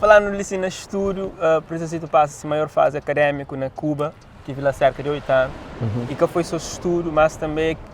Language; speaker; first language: Portuguese; non-native, local second language; Kabuverdianu